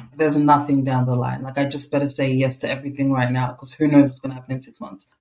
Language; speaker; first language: English; native; English